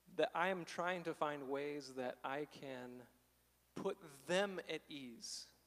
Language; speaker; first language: English; native; English